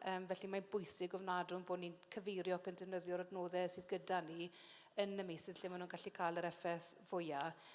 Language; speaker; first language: Welsh; native; Welsh